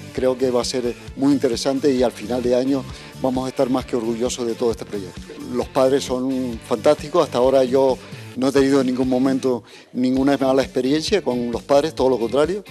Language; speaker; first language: Spanish; native; Spanish